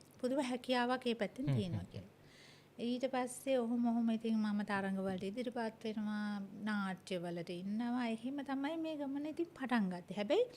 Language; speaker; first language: Sinhala; native; Sinhala